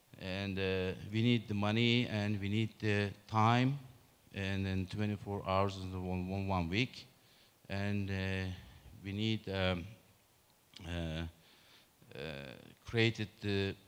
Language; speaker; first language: English; non-native, learner; Turkish